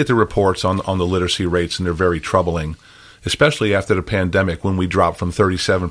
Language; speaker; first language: English; native; English